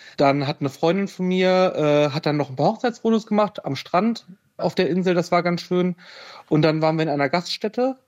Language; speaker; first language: German; native; German